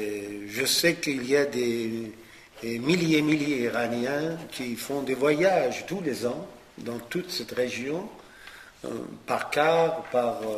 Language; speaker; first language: French; non-native, fluent; Persian